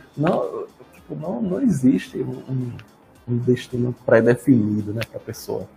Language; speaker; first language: Portuguese; native; Portuguese